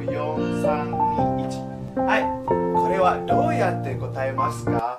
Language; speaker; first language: Japanese; non-native, fluent; Indonesian